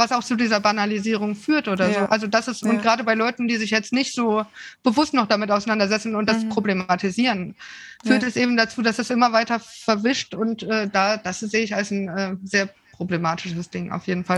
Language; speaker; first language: German; native; German